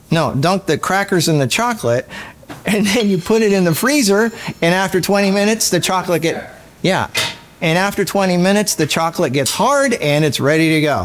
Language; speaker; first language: English; native; English